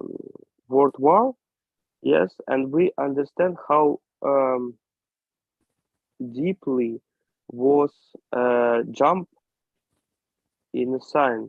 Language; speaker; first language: English; non-native, learner; Ukrainian